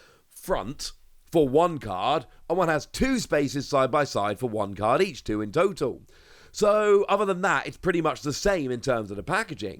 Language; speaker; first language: English; native; English